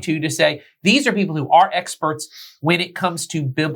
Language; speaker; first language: English; native; English